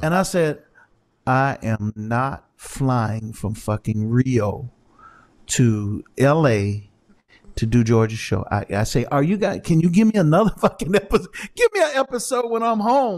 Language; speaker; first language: English; native; English